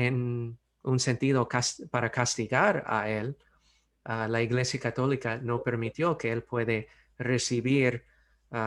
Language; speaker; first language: Spanish; non-native, fluent; English